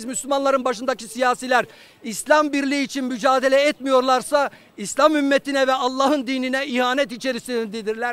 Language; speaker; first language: Turkish; native; Turkish